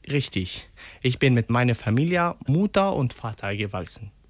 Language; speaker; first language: German; non-native, learner; Arabic